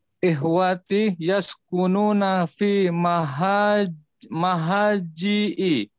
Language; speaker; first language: Arabic; non-native, learner; Indonesian